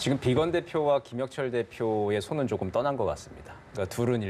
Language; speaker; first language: Korean; native; Korean